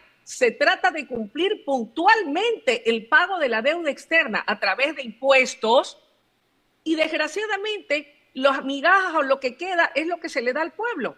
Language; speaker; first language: Spanish; native; Spanish